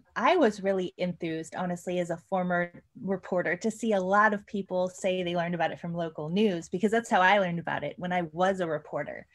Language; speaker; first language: English; native; English